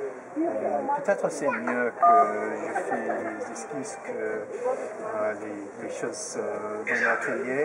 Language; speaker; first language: French; non-native, fluent; English